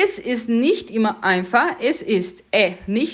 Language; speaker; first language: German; non-native, fluent; Portuguese